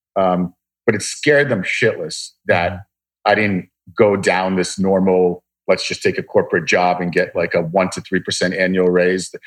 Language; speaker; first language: English; early bilingual, other home language; Russian